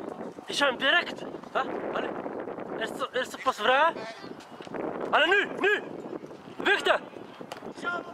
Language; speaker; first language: Dutch; non-native, learner; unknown